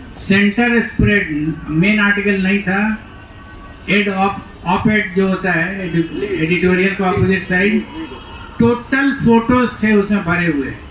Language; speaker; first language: Hindi; native; Hindi